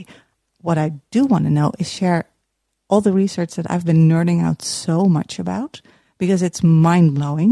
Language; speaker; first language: English; non-native, fluent; Dutch